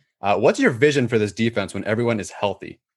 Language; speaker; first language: English; native; English